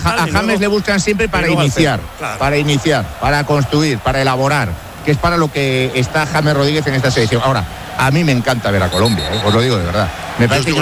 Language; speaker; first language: Spanish; native; Spanish